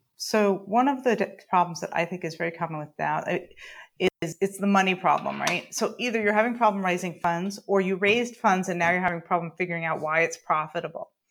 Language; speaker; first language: English; native; English